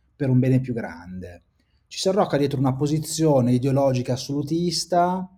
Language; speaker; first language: Italian; native; Italian